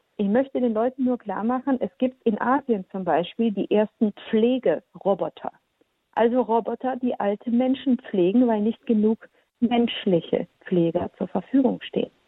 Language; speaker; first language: German; early bilingual, heritage; German